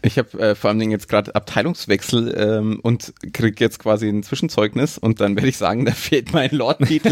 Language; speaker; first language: German; native; German